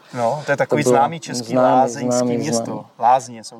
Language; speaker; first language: Czech; native; Czech